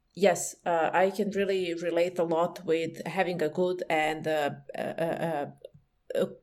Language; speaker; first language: English; non-native, fluent; Serbian